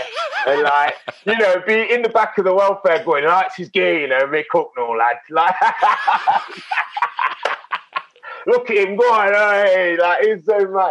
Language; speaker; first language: English; native; English